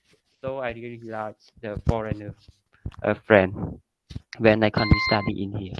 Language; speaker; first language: English; non-native, learner; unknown